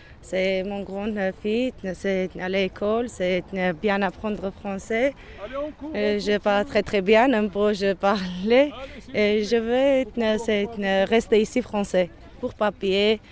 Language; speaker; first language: French; non-native, learner; Armenian